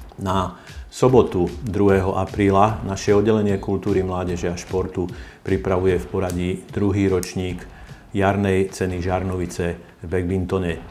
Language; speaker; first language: Slovak; native; Slovak